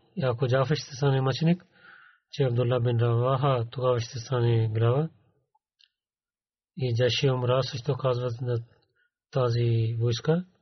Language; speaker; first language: Bulgarian; non-native, learner; Urdu